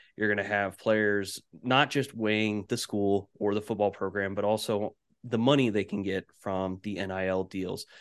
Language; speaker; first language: English; native; English